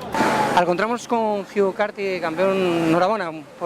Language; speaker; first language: Spanish; native; Spanish